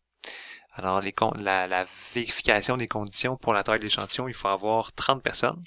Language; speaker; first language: French; native; French